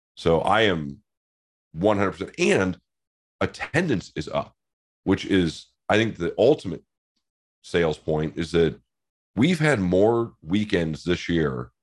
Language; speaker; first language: English; native; English